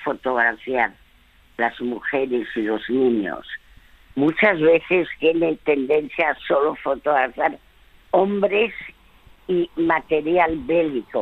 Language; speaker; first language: Spanish; early bilingual, other home language; French